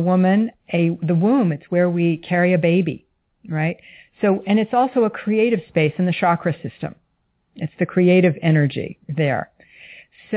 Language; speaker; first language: English; native; English